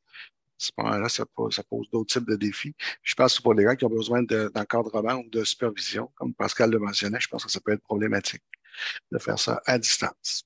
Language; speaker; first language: French; native; French